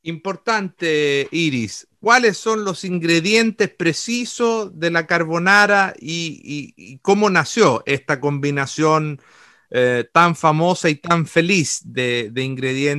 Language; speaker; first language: Spanish; non-native, fluent; Italian